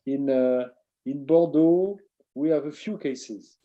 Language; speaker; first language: English; non-native, fluent; French